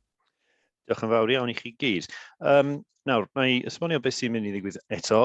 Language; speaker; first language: Welsh; native; Welsh